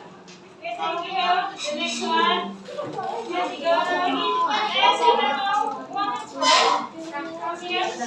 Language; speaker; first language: English; non-native, learner; Indonesian